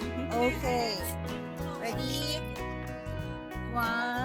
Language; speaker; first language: English; non-native, local second language; Filipino